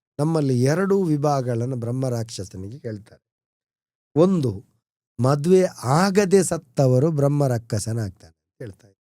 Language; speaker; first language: Kannada; non-native, local second language; Tulu